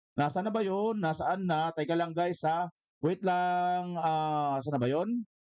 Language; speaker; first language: Filipino; native; Filipino